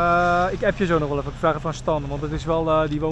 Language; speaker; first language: Dutch; native; Dutch